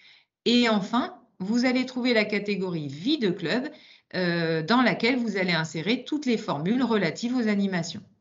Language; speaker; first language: French; native; French